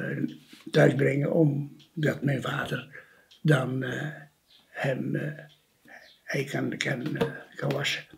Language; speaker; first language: Dutch; early bilingual, other home language; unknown